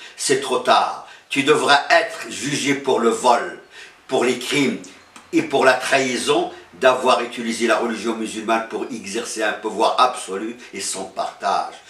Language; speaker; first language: French; non-native, local second language; Arabic